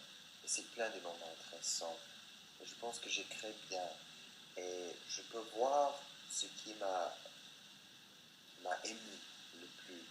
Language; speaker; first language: French; non-native, fluent; English